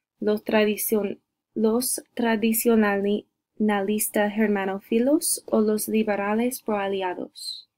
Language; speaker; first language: Spanish; non-native, learner; English